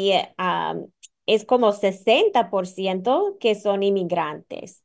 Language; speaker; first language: Spanish; non-native, fluent; English